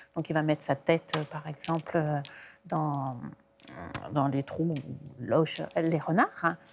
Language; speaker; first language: French; native; French